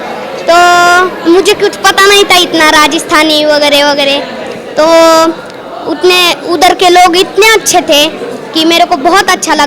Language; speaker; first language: Hindi; non-native, local second language; Marathi